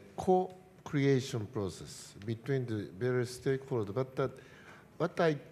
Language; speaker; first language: English; non-native, fluent; Japanese